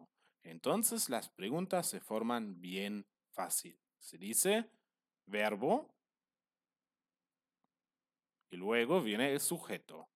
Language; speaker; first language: Spanish; non-native, fluent; German